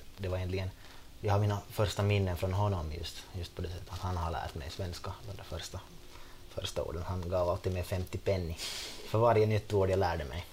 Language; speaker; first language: Swedish; non-native, local second language; Finnish